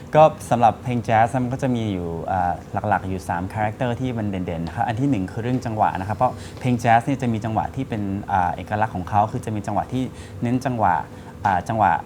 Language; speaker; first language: Thai; native; Thai